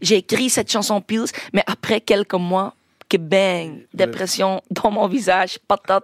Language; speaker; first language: French; non-native, local second language; Dutch